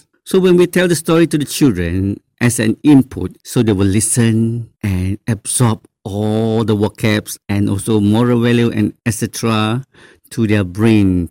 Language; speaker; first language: English; non-native, local second language; Chinese